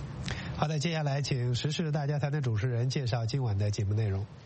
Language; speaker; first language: Chinese; native; Chinese